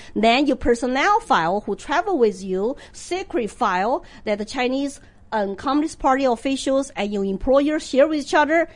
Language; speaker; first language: English; non-native, fluent; Chinese